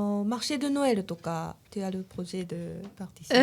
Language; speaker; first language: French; non-native, learner; Japanese